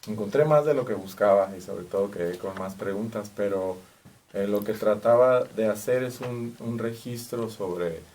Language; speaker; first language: Spanish; native; Spanish